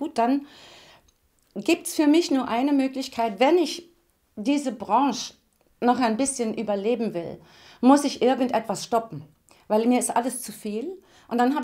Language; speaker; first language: German; native; German